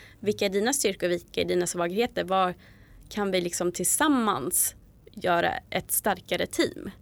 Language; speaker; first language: Swedish; native; Swedish